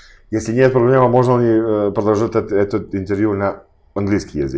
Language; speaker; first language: Russian; non-native, learner; Serbian